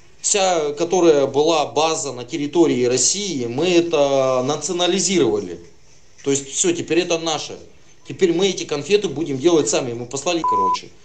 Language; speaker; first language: Russian; native; Russian